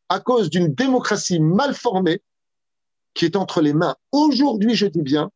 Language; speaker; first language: French; native; French